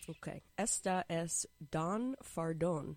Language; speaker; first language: Spanish; non-native, learner; English